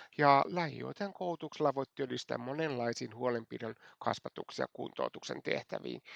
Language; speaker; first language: Finnish; non-native, fluent; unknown